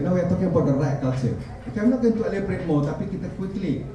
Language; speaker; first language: English; non-native, local second language; Malay